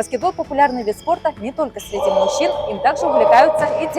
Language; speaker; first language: Russian; native; Russian